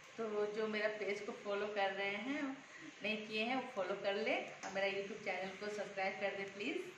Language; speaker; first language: Hindi; non-native, local second language; Bangla